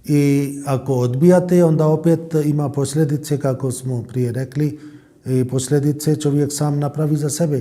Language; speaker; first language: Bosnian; non-native, learner; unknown